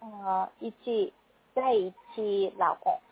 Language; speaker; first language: Chinese; non-native, learner; Korean